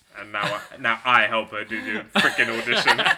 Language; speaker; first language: English; native; English